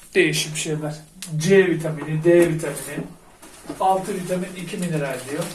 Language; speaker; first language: Turkish; native; Turkish